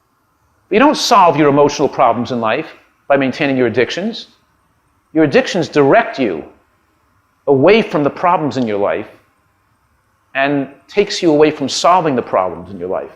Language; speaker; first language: English; native; English